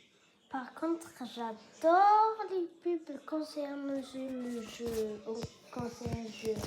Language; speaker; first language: French; non-native, learner; German